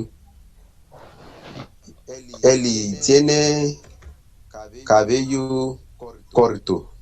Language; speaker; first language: Spanish; non-native, learner; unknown